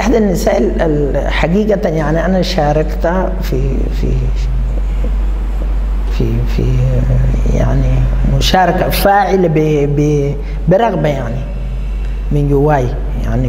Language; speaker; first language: Arabic; native; Arabic